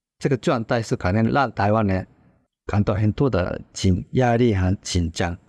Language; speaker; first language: Chinese; non-native, fluent; Japanese